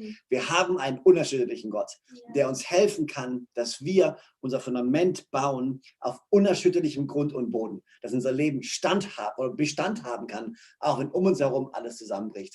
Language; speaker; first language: German; native; German